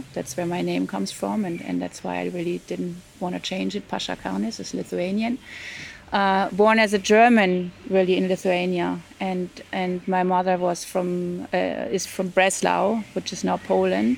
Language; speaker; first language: English; non-native, fluent; German